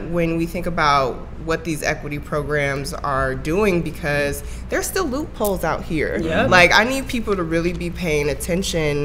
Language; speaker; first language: English; native; English